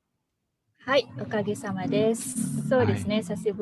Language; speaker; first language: Japanese; non-native, fluent; Indonesian